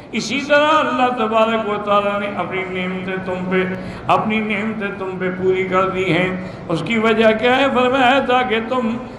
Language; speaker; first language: Urdu; native; Urdu